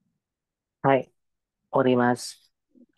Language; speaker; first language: Japanese; non-native, learner; Filipino